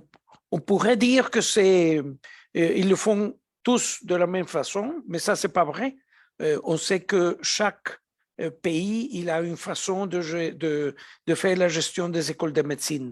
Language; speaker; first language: French; non-native, fluent; Spanish